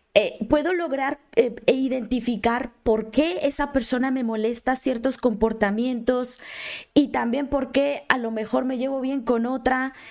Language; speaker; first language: Spanish; native; Spanish